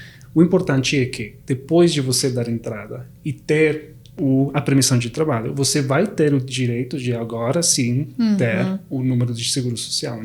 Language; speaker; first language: Portuguese; non-native, fluent; Spanish